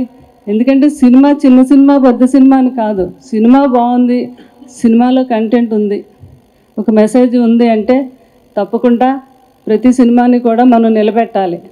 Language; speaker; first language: Telugu; native; Telugu